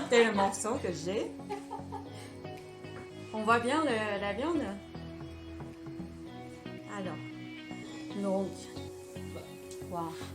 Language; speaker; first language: French; non-native, fluent; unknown